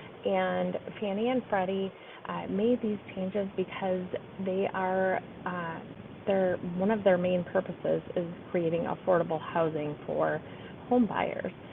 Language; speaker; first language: English; native; English